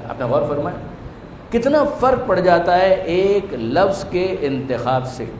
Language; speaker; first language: Urdu; non-native, local second language; Punjabi